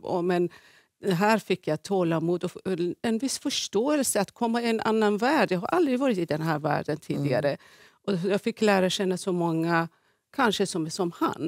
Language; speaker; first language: Swedish; non-native, fluent; Persian